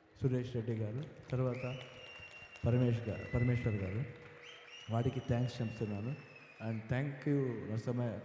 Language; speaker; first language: Telugu; non-native, learner; Kannada